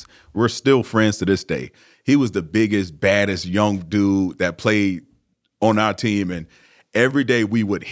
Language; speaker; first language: English; native; English